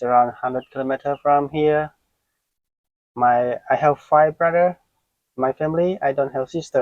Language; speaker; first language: English; non-native, learner; Khmer